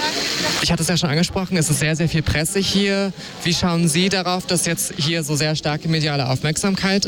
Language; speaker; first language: German; native; German